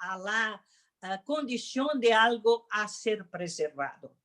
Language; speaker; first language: Spanish; non-native, fluent; Portuguese